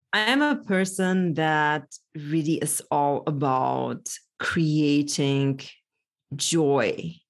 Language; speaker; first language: English; early bilingual, other home language; Polish